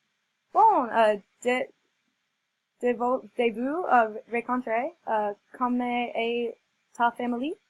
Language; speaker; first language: French; non-native, learner; English